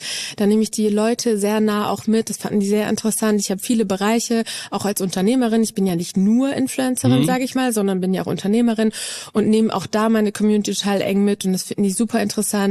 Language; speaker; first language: German; native; German